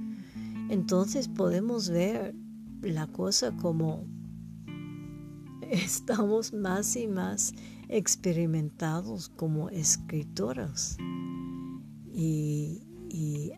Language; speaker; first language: Spanish; non-native, learner; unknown